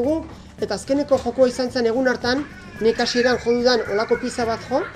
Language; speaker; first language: Basque; native; Basque